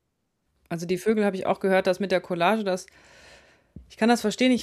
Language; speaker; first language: German; native; German